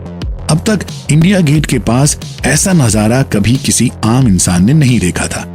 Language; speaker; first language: Hindi; native; Hindi